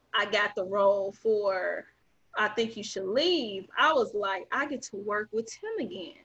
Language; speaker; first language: English; native; English